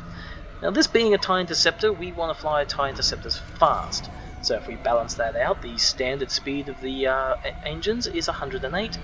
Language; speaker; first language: English; native; English